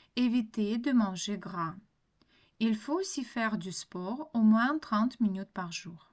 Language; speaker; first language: French; non-native, fluent; Ukrainian